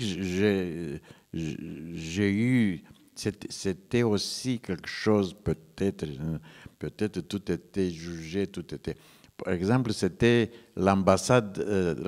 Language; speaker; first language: French; non-native, fluent; Romanian